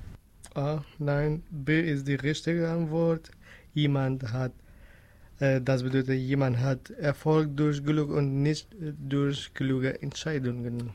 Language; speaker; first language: German; non-native, learner; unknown